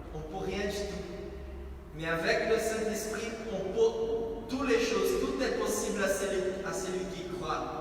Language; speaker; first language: French; non-native, fluent; Portuguese